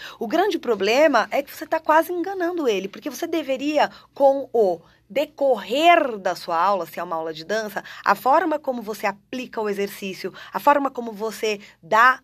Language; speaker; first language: Portuguese; native; Portuguese